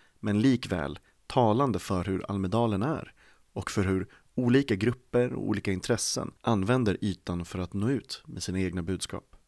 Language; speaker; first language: Swedish; native; Swedish